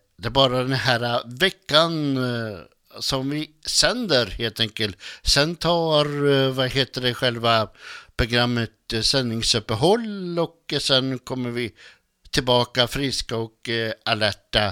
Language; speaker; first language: Swedish; native; Swedish